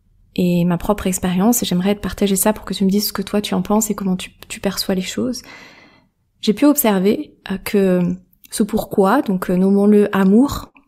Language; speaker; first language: French; native; French